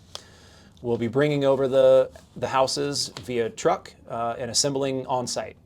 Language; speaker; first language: English; native; English